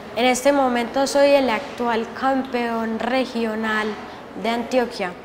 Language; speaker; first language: Spanish; early bilingual, heritage; Spanish